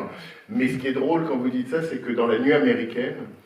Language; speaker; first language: French; native; French